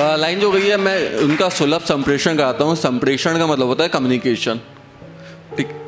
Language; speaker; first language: Hindi; native; Hindi